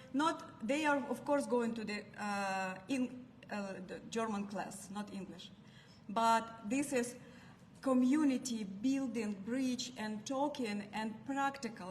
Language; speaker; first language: English; non-native, learner; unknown